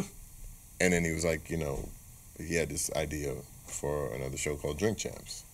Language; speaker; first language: English; native; English